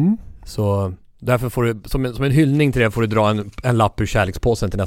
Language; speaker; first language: Swedish; native; Swedish